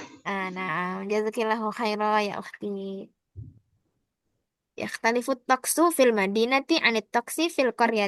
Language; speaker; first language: Arabic; non-native, fluent; Indonesian